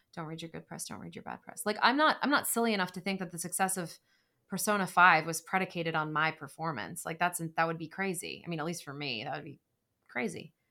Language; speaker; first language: English; native; English